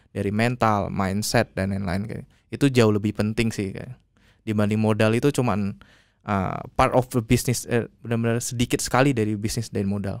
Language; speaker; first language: Indonesian; native; Indonesian